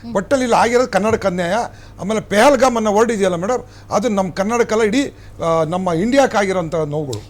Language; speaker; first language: Kannada; native; Kannada